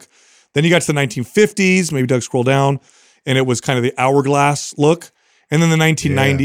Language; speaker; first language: English; native; English